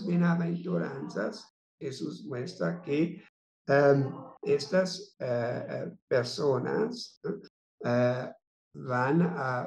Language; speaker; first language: Spanish; non-native, fluent; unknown